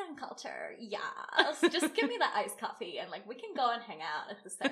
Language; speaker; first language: English; non-native, fluent; Swedish